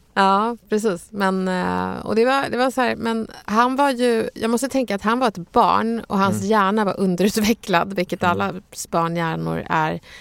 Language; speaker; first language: Swedish; early bilingual, other home language; Bangla